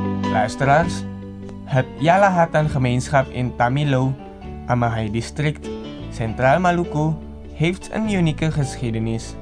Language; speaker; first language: Dutch; non-native, fluent; Indonesian